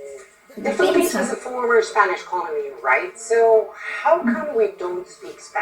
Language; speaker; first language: English; non-native, local second language; Filipino